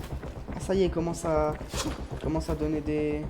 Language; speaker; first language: French; native; French